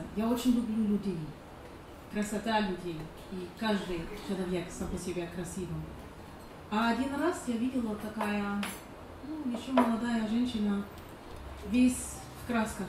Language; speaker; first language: Russian; non-native, learner; German